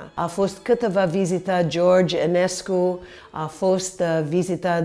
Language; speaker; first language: Romanian; early bilingual, heritage; Romanian